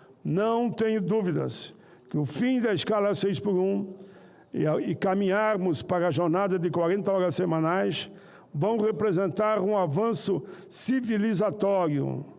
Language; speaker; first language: Portuguese; native; Portuguese